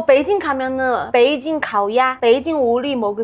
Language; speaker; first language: Korean; non-native, fluent; Chinese